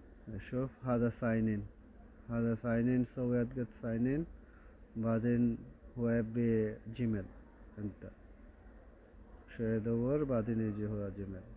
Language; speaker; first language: Arabic; non-native, learner; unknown